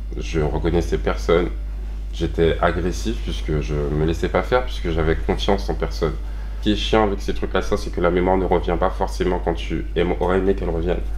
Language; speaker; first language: French; native; French